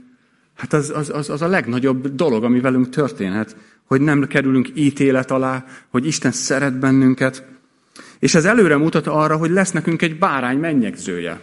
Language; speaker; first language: Hungarian; native; Hungarian